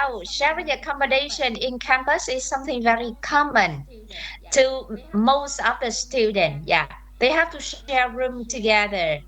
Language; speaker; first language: English; non-native, fluent; Vietnamese